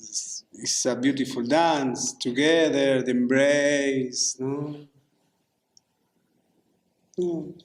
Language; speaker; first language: English; non-native, learner; Spanish